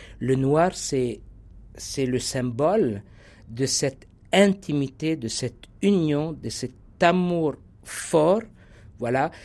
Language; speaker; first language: French; non-native, local second language; Arabic